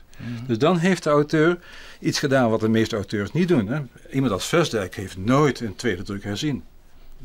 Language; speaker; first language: Dutch; native; Dutch